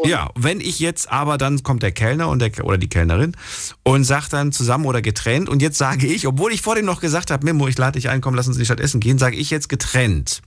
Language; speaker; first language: German; native; German